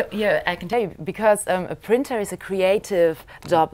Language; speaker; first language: English; non-native, fluent; German